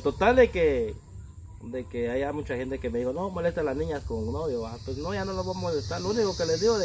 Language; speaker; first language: Spanish; native; Spanish